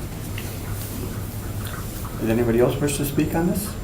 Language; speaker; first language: English; native; English